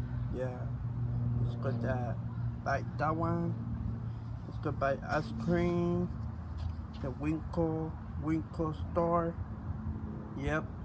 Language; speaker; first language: English; non-native, learner; Spanish